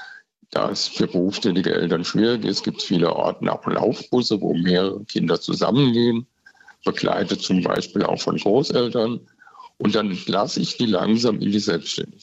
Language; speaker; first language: German; native; German